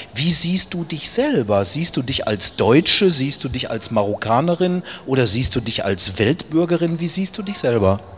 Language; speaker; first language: German; native; German